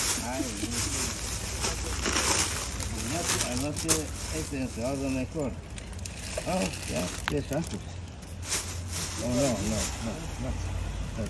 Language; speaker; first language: Spanish; non-native, learner; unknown